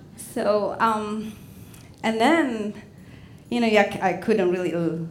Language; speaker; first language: English; non-native, fluent; Indonesian